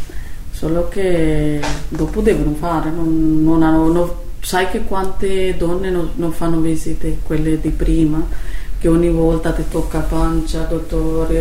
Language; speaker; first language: Italian; non-native, learner; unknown